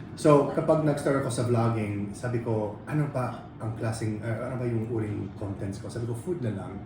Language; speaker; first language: Filipino; non-native, fluent; English